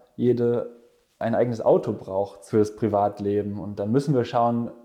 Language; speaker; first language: German; native; German